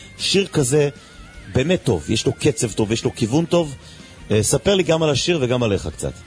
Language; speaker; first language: Hebrew; native; Hebrew